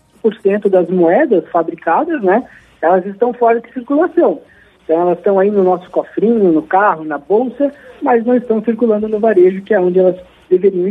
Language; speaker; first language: Portuguese; native; Portuguese